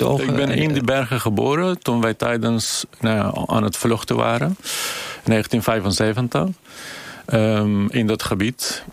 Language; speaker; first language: Dutch; non-native, fluent; Kurdish